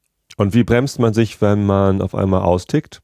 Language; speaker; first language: German; native; German